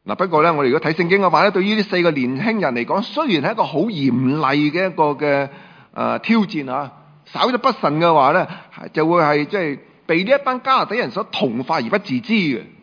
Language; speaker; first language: Chinese; non-native, local second language; Cantonese